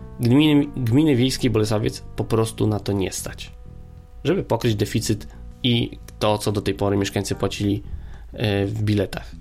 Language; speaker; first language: Polish; native; Polish